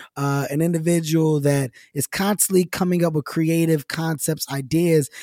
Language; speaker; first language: English; native; English